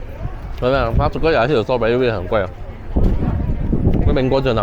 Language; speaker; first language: Chinese; native; Chinese